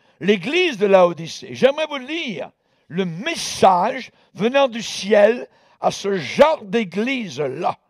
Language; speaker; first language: French; native; French